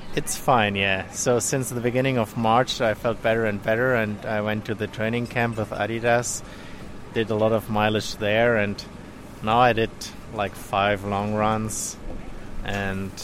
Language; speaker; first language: English; non-native, fluent; German